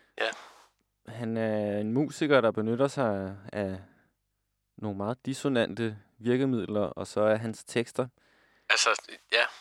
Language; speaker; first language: Danish; native; Danish